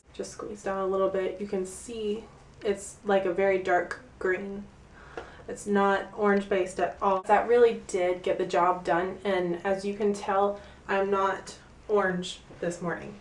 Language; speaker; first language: English; native; English